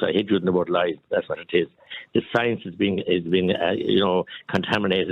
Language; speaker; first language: English; native; English